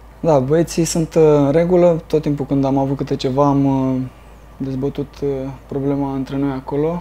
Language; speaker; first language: Romanian; native; Romanian